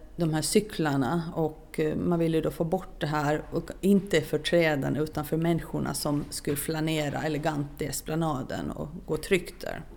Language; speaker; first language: Swedish; native; Swedish